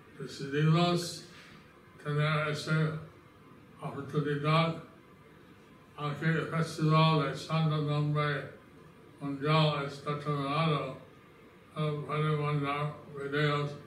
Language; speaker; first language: Spanish; non-native, learner; English